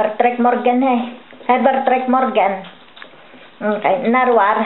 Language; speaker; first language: Dutch; non-native, learner; Filipino